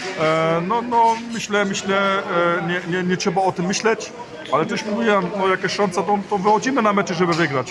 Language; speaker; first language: Polish; early bilingual, heritage; Polish